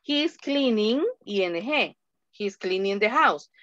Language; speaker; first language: English; non-native, fluent; Spanish